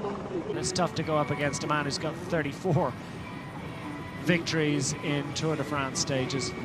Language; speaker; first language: English; native; English